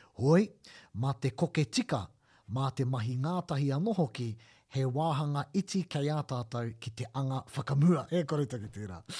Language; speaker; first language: Māori; non-native, local second language; English